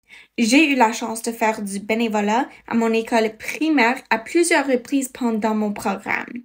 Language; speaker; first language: French; non-native, fluent; English